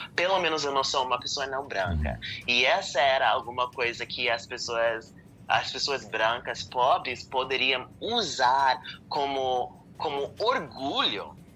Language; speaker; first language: Portuguese; non-native, fluent; English